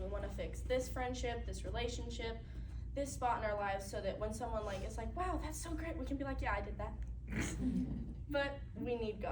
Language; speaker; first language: English; native; English